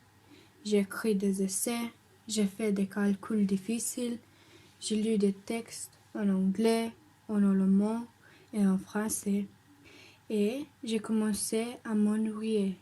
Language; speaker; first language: French; non-native, learner; Slovenian